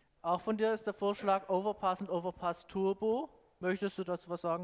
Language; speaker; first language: German; native; German